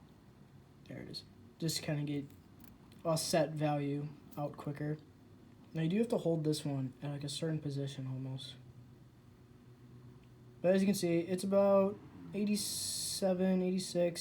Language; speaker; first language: English; native; English